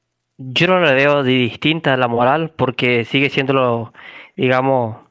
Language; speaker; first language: Spanish; native; Spanish